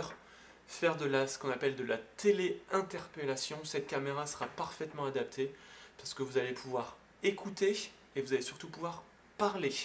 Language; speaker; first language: French; native; French